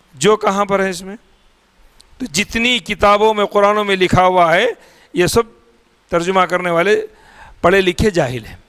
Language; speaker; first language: Urdu; native; Urdu